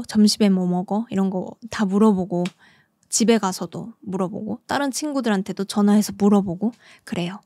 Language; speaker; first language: Korean; native; Korean